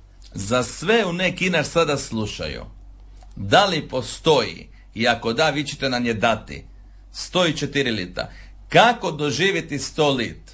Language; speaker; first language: Serbian; native; Serbian